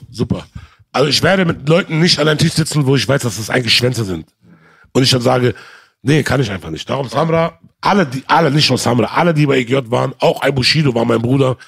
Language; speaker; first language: German; early bilingual, other home language; Arabic